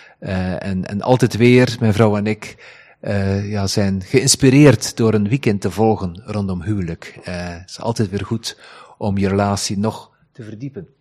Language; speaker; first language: Dutch; native; Dutch